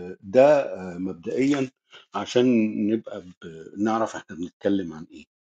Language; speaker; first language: Arabic; native; Arabic